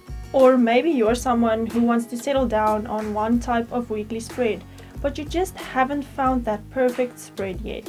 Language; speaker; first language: English; native; English